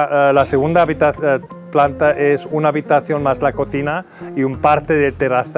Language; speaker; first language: Spanish; non-native, fluent; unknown